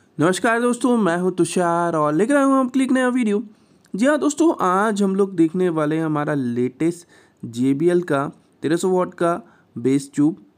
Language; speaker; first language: Hindi; native; Hindi